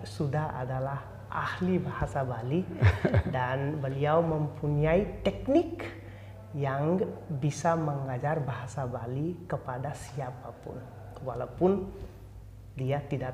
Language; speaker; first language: Indonesian; non-native, fluent; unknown